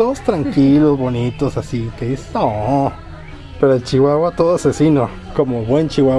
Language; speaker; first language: Spanish; native; Spanish